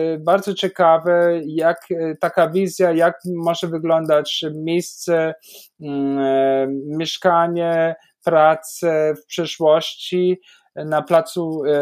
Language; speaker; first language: Polish; non-native, fluent; German